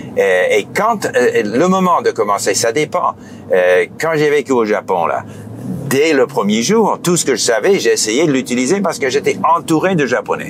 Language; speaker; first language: French; non-native, fluent; English